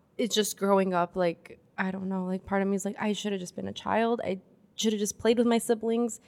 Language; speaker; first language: English; early bilingual, other home language; Spanish